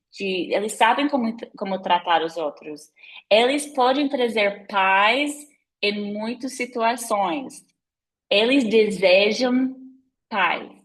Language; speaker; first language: Portuguese; non-native, fluent; English